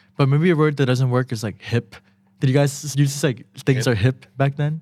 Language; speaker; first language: English; early bilingual, other home language; Thai